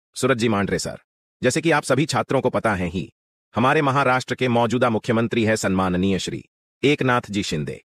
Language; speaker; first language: Hindi; non-native, local second language; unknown